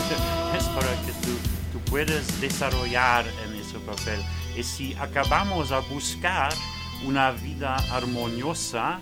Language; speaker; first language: Spanish; non-native, learner; French